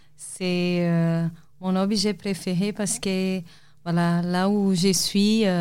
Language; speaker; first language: French; non-native, fluent; Portuguese